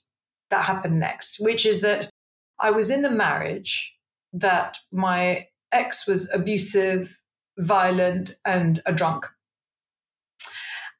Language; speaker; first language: English; non-native, local second language; Punjabi